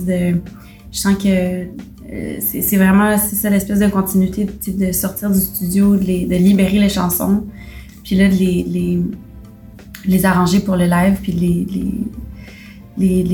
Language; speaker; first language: French; native; French